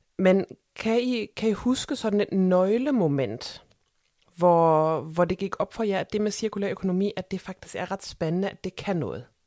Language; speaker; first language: Danish; native; Danish